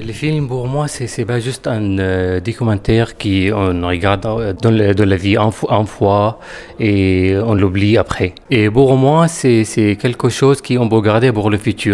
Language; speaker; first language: French; non-native, fluent; Arabic